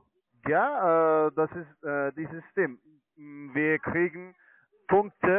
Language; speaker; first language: German; non-native, learner; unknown